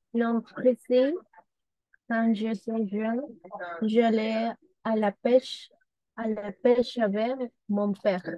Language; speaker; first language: French; non-native, learner; Spanish